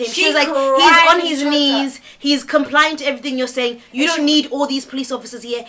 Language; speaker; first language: English; native; English